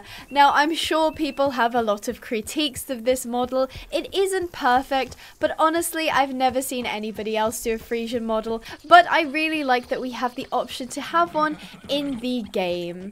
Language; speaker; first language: English; native; English